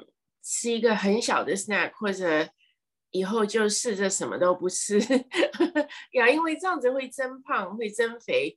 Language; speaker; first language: Chinese; early bilingual, heritage; English